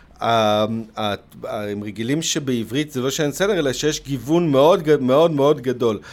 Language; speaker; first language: Hebrew; native; Hebrew